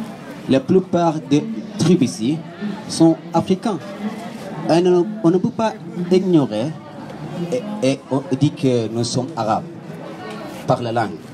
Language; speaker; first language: French; non-native, fluent; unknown